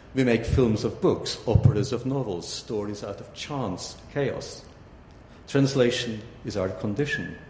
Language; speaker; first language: English; early bilingual, other home language; Hungarian